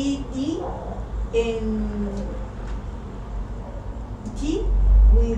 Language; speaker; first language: English; non-native, learner; Spanish